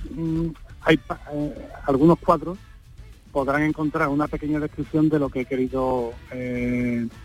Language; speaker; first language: Spanish; native; Spanish